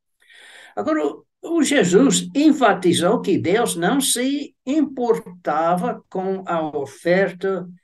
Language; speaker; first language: Portuguese; non-native, fluent; English